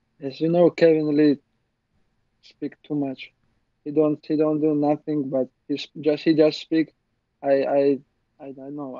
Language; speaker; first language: English; non-native, learner; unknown